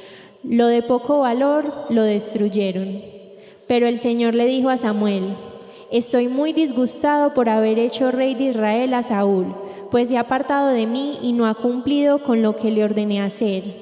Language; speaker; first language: Spanish; native; Spanish